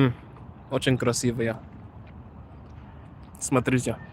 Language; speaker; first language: Russian; non-native, learner; Shona